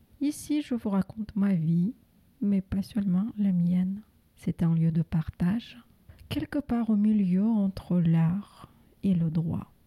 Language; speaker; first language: French; non-native, fluent; Russian